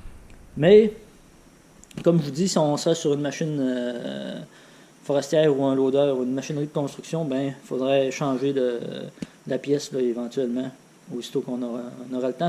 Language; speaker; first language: French; native; French